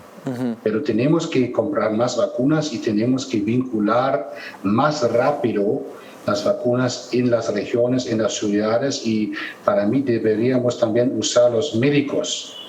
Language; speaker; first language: Spanish; non-native, fluent; German